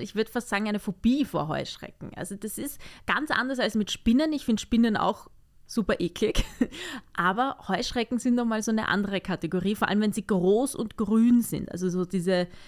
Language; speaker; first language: German; native; German